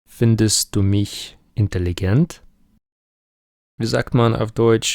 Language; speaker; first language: German; non-native, fluent; Ukrainian